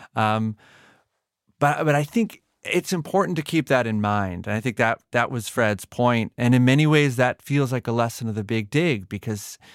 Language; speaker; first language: English; native; English